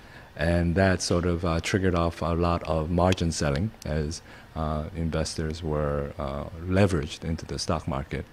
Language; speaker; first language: English; non-native, fluent; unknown